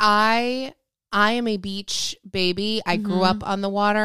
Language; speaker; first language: English; native; English